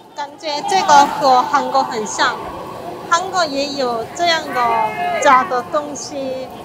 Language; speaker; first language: Chinese; non-native, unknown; Korean